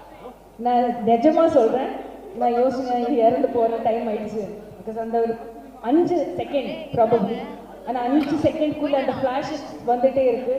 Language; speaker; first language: Tamil; non-native, fluent; Malayalam